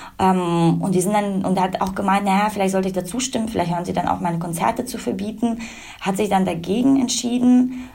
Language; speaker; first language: German; early bilingual, other home language; Russian